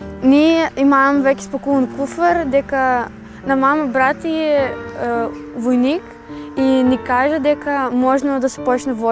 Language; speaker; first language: Macedonian; non-native, local second language; Ukrainian